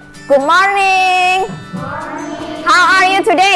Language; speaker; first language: English; non-native, fluent; Indonesian